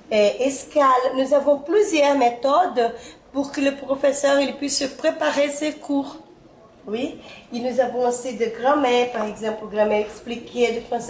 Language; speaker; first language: French; non-native, fluent; Portuguese